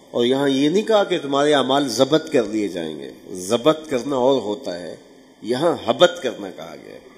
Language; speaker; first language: Urdu; non-native, local second language; Punjabi